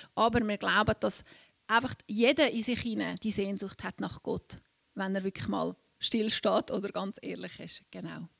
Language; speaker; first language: German; native; German